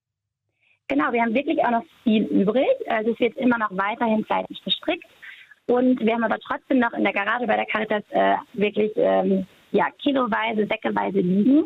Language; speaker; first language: German; native; German